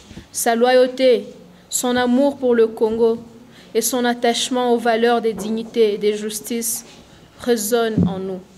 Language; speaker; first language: French; non-native, local second language; Swahili